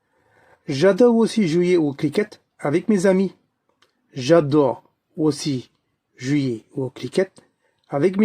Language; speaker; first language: French; non-native, fluent; Tamil